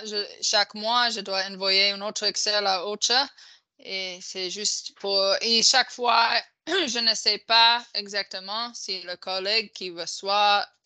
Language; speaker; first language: French; non-native, fluent; English